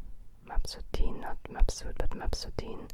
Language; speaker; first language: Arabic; non-native, learner; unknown